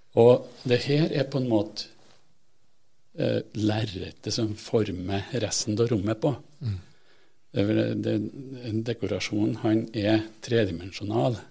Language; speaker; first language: Norwegian; native; Norwegian